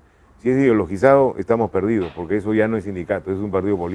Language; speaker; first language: Spanish; native; Spanish